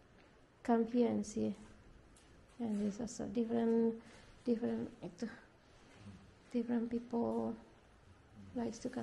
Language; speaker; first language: English; non-native, learner; Indonesian